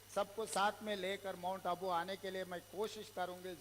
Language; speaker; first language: Hindi; non-native, local second language; Telugu